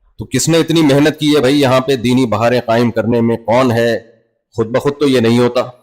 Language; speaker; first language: Urdu; native; Urdu